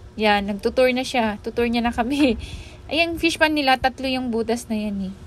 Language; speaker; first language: Filipino; non-native, local second language; Iloko